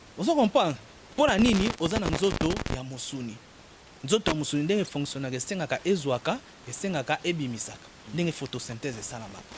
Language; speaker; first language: Lingala; non-native, local second language; Kongo